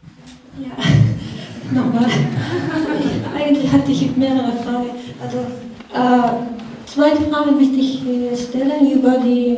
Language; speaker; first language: German; non-native, learner; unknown